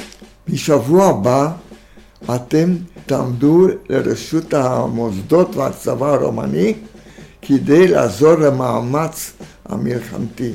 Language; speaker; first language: Hebrew; non-native, fluent; Romanian